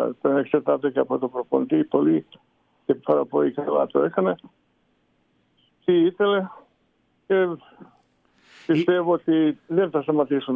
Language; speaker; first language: Greek; non-native, fluent; Serbian